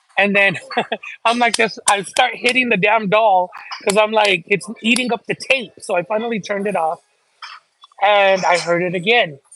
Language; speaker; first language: English; early bilingual, other home language; Spanish